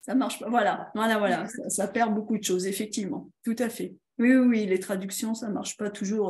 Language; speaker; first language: French; native; French